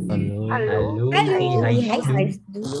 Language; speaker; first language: German; non-native, fluent; Filipino